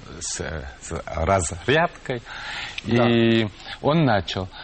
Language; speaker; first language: Russian; non-native, fluent; French